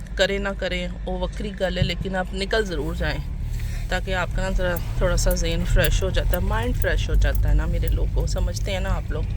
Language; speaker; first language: Urdu; non-native, local second language; Punjabi